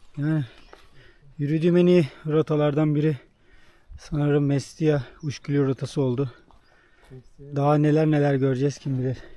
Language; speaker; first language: Turkish; native; Turkish